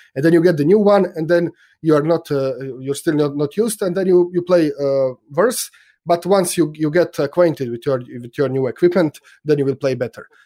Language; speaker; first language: English; non-native, fluent; Croatian